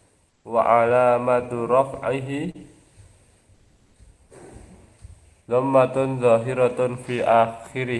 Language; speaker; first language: Arabic; non-native, learner; Indonesian